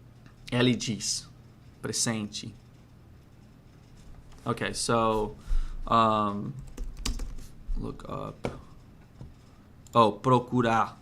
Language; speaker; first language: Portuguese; non-native, learner; English